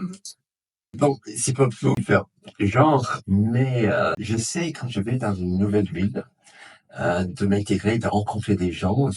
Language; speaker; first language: French; non-native, fluent; English